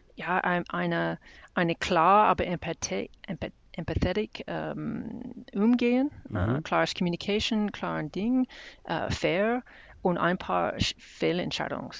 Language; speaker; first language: German; non-native, learner; English